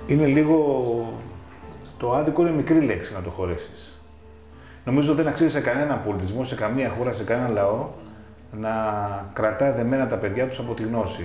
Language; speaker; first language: Greek; native; Greek